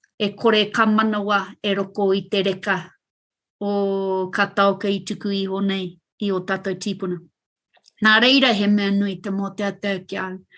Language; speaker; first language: Māori; non-native, local second language; English